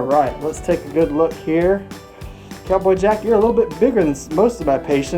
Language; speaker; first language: English; native; English